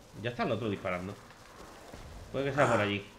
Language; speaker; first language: Spanish; native; Spanish